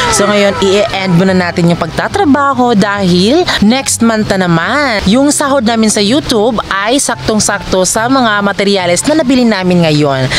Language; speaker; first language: Filipino; non-native, local second language; Cebuano